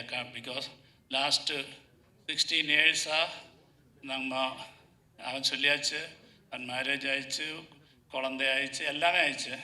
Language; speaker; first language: Tamil; non-native, learner; Malayalam